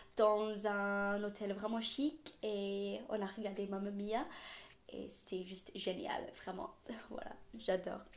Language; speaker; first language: French; non-native, fluent; English